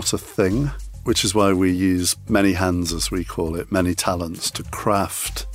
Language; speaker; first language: English; native; English